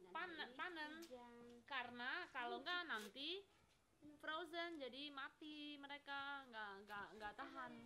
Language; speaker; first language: Indonesian; non-native, fluent; English